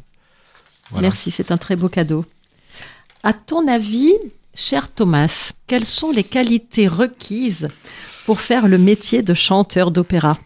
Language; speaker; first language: French; native; French